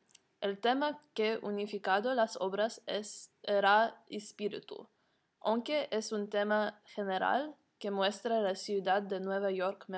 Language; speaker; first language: Spanish; non-native, learner; English